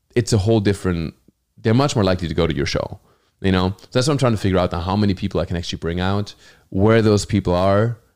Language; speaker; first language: English; non-native, fluent; German